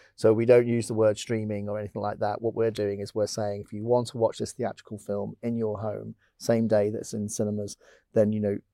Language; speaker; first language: English; native; English